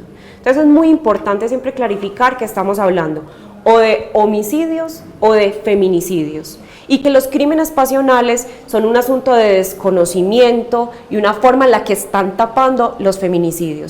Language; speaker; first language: Spanish; native; Spanish